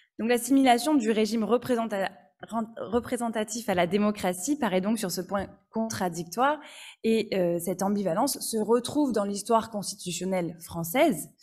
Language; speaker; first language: French; native; French